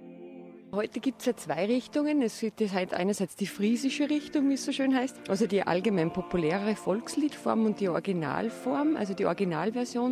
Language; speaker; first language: German; native; German